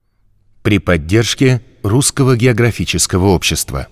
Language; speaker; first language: Russian; native; Russian